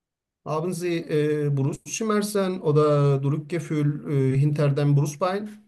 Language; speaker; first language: German; non-native, learner; Turkish